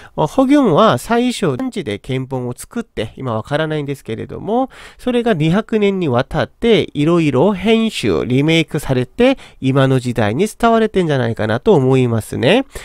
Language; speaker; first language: Japanese; non-native, fluent; Korean